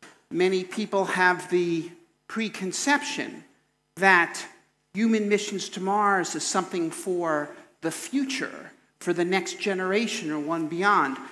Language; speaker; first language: English; native; English